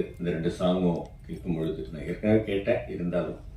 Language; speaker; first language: Tamil; native; Tamil